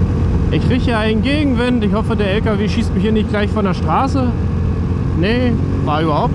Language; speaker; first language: German; native; German